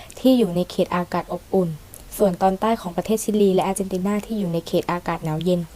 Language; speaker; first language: Thai; native; Thai